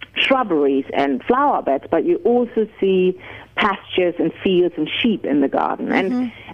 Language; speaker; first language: English; non-native, fluent; German